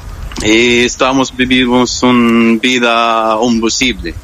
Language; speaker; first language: Spanish; non-native, fluent; Arabic